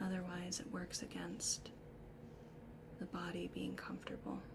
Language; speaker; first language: English; native; English